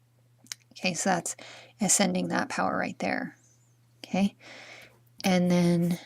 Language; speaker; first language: English; native; English